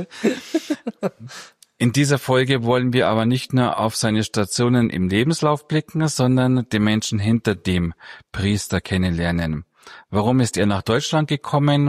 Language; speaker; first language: German; native; German